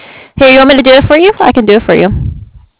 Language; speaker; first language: English; native; English